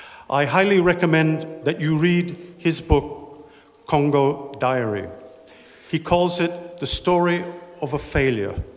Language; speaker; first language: English; native; English